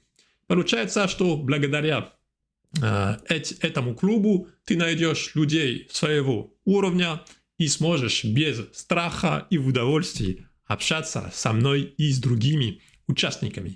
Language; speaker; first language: Russian; non-native, fluent; French